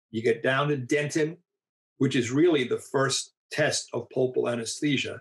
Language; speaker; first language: English; native; English